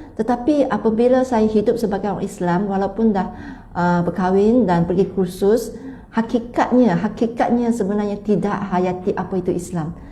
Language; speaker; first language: Malay; non-native, local second language; Chinese